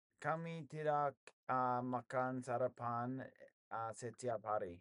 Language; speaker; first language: Indonesian; non-native, learner; English